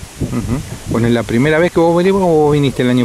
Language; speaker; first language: Spanish; native; Spanish